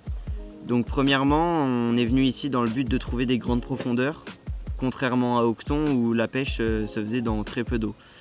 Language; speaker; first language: French; native; French